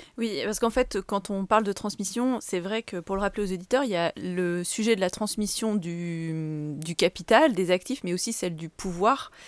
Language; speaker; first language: French; native; French